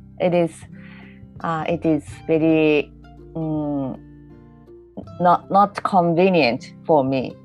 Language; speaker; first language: English; non-native, learner; Japanese